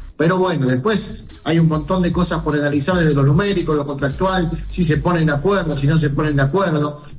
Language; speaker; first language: Spanish; native; Spanish